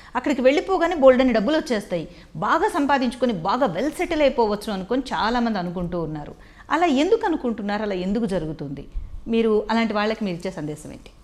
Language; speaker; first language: Telugu; native; Telugu